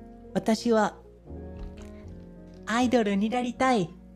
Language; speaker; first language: Japanese; non-native, learner; Spanish